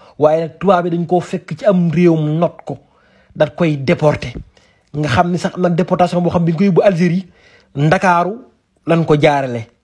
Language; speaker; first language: Wolof; native; Wolof